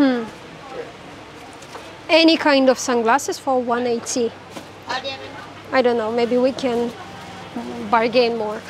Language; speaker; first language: English; non-native, learner; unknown